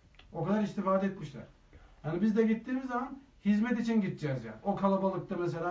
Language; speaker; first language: Turkish; native; Turkish